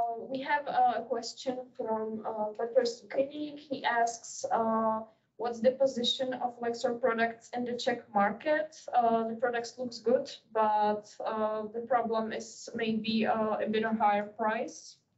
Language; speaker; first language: English; non-native, fluent; Czech